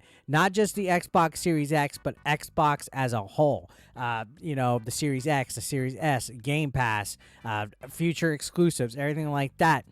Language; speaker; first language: English; native; English